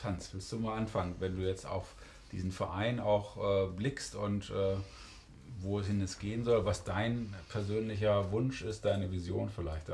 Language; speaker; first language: German; native; German